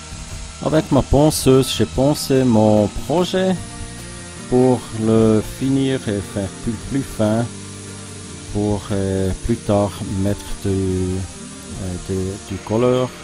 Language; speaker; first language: French; non-native, local second language; German